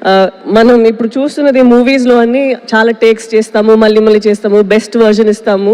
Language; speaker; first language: Telugu; non-native, local second language; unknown